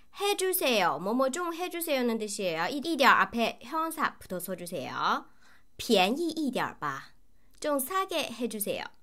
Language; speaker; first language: Korean; non-native, fluent; Chinese